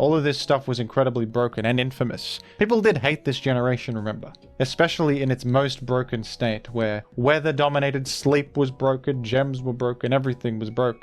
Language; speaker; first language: English; native; English